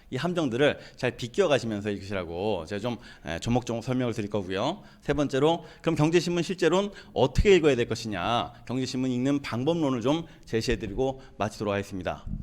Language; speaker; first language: Korean; native; Korean